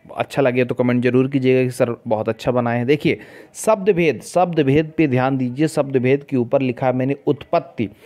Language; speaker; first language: Hindi; native; Hindi